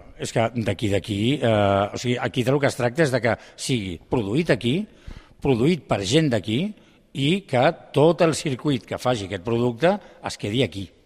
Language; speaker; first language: Catalan; native; Catalan